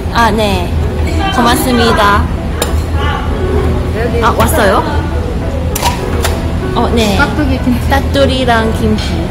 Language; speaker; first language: Korean; non-native, learner; Cantonese